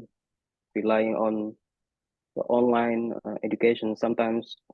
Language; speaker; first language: English; non-native, fluent; Indonesian